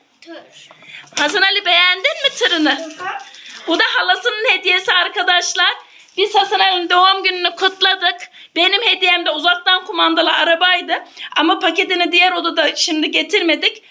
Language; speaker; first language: Turkish; native; Turkish